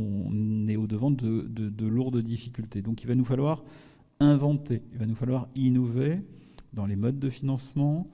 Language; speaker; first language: French; native; French